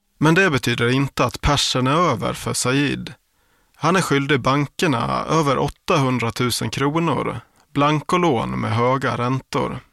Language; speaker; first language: Swedish; native; Swedish